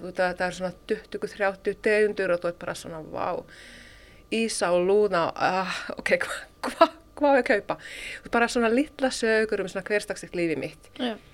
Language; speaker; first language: Icelandic; non-native, fluent; Finnish